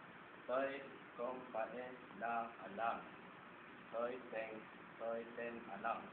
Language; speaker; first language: Vietnamese; non-native, learner; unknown